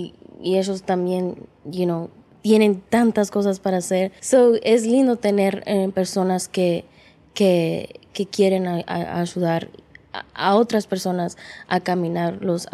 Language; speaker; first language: Spanish; early bilingual, heritage; English